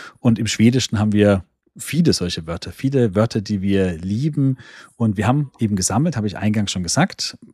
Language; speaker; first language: German; native; German